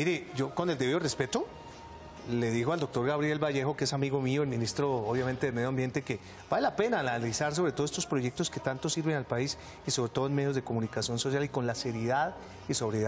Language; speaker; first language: Spanish; native; Spanish